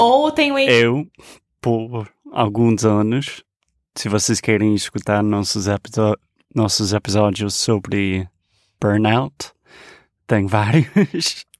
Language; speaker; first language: Portuguese; non-native, fluent; English